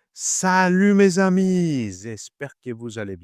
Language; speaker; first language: French; non-native, learner; Greek